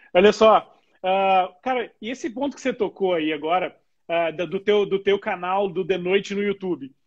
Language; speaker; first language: Portuguese; native; Portuguese